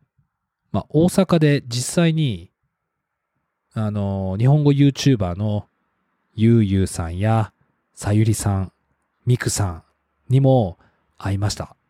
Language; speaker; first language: Japanese; non-native, fluent; English